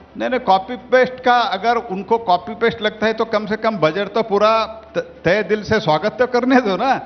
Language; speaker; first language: Hindi; non-native, local second language; Kannada